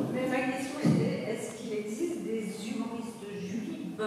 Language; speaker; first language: French; non-native, fluent; English